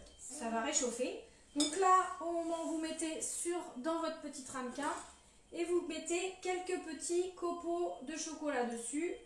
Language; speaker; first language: French; native; French